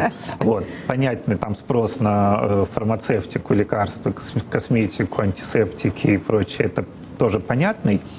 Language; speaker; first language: Russian; native; Russian